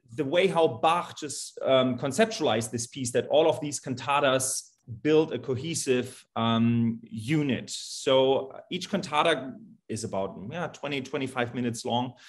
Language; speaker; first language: English; non-native, fluent; German